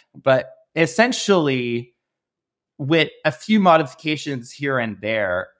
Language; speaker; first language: English; native; English